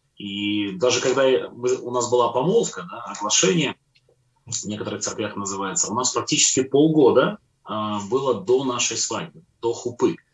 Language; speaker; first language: Russian; native; Russian